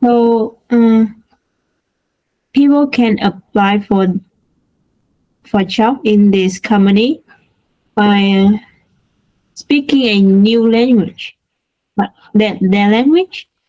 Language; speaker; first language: English; non-native, learner; Vietnamese